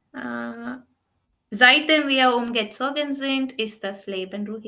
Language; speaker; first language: German; non-native, learner; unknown